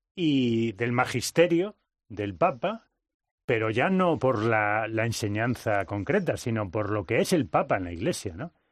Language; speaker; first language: Spanish; native; Spanish